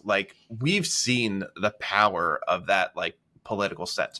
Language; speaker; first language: English; native; English